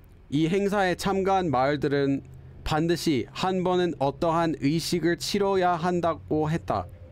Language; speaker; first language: Korean; non-native, fluent; English